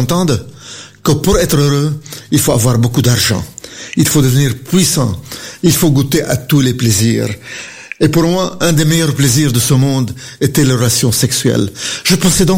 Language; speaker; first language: French; non-native, local second language; Arabic